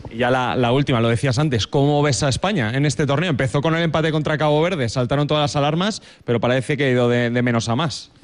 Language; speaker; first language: Spanish; native; Spanish